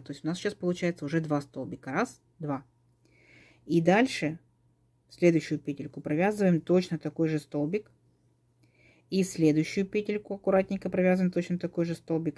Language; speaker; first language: Russian; native; Russian